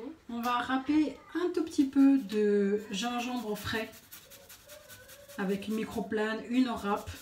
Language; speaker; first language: French; native; French